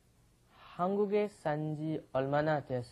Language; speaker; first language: Korean; non-native, learner; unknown